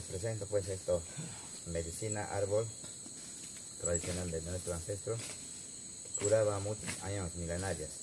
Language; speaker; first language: Spanish; non-native, local second language; Shipibo-Conibo